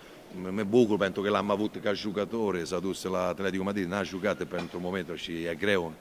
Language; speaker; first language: Romanian; non-native, learner; Italian